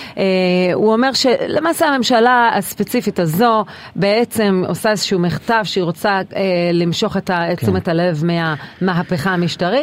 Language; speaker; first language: Hebrew; native; Hebrew